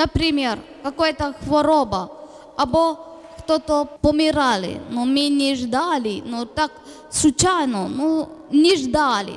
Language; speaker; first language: Ukrainian; non-native, learner; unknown